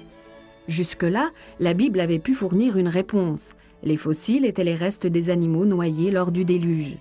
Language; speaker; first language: French; native; French